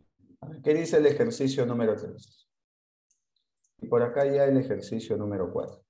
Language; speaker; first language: Spanish; native; Spanish